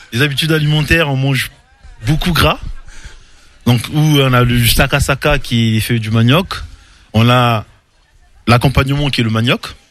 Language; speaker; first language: French; non-native, local second language; Lingala